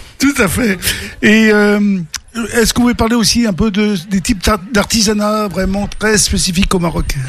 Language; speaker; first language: French; native; French